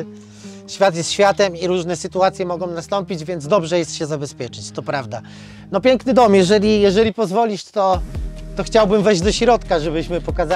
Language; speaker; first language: Polish; native; Polish